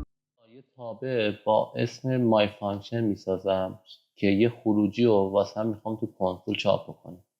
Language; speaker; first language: Persian; native; Persian